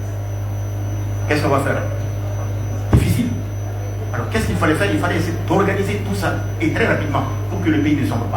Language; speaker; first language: French; non-native, local second language; Bambara